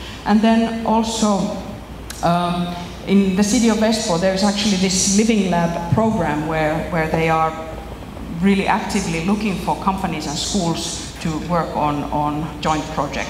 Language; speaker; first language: English; non-native, fluent; Finnish